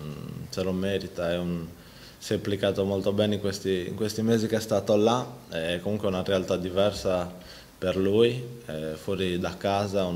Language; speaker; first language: Italian; native; Italian